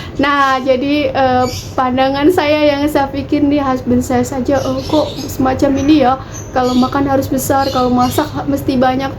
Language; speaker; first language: Indonesian; native; Indonesian